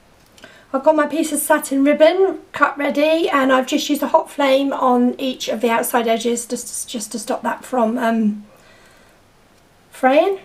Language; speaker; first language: English; native; English